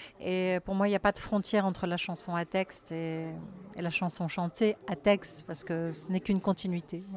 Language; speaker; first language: French; native; French